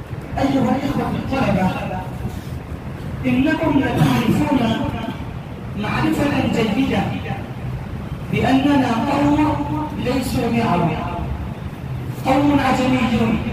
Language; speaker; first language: Arabic; non-native, fluent; Urdu